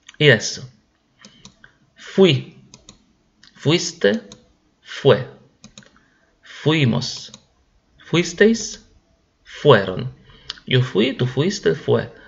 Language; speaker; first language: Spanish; non-native, fluent; Italian